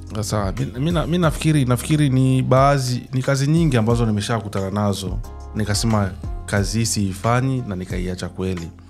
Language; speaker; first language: Swahili; native; Swahili